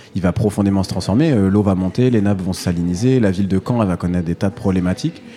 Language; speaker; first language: French; native; French